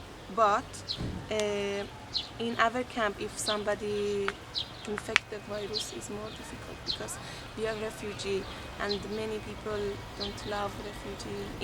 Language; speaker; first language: English; non-native, fluent; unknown